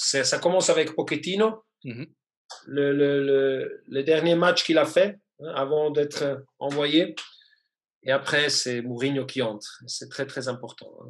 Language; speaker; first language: French; non-native, fluent; German